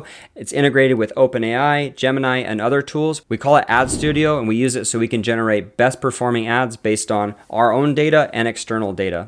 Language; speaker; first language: English; native; English